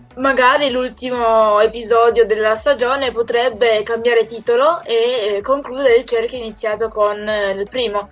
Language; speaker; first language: Italian; native; Italian